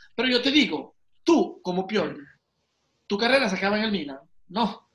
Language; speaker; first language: Spanish; native; Spanish